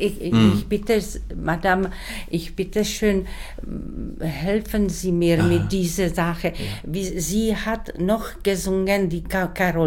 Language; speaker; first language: German; non-native, learner; Czech